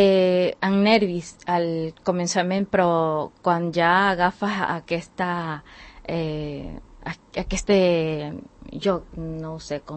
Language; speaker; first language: Catalan; non-native, learner; Spanish